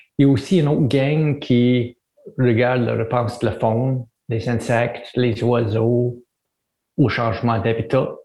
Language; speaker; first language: French; native; French